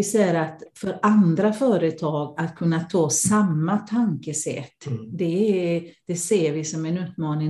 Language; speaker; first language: Swedish; non-native, fluent; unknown